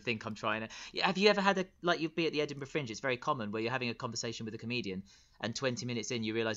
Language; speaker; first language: English; native; English